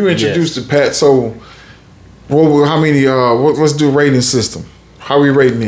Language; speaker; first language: English; native; English